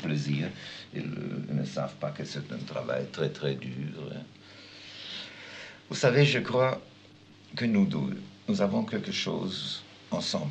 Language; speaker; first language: French; non-native, fluent; German